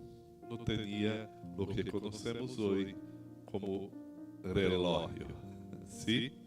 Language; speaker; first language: Spanish; non-native, fluent; Portuguese